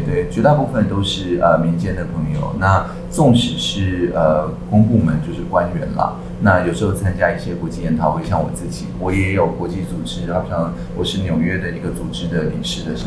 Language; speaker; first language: Chinese; native; Chinese